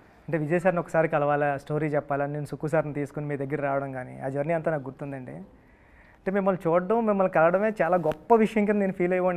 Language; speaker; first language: Telugu; native; Telugu